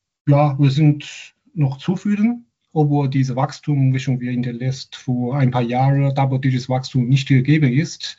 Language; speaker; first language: German; non-native, fluent; Chinese